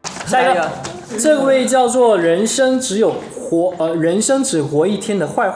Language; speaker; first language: Chinese; native; Chinese